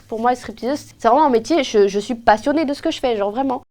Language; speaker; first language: French; native; French